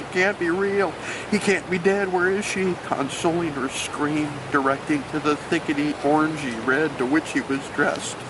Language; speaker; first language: English; native; English